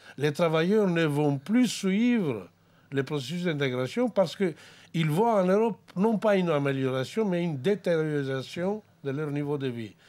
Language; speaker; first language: French; non-native, fluent; Greek